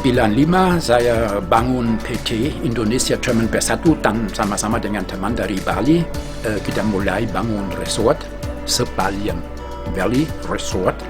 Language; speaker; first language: Indonesian; non-native, fluent; German